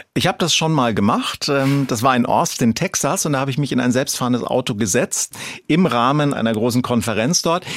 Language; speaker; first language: German; native; German